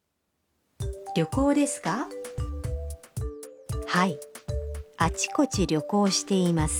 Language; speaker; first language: Japanese; native; Japanese